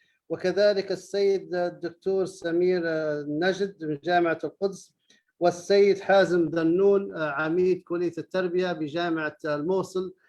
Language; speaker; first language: Arabic; native; Arabic